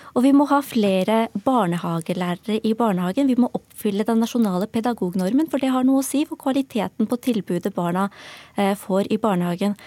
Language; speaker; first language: Norwegian; early bilingual, other home language; Urdu